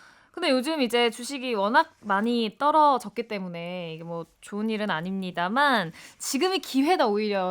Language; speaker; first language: Korean; native; Korean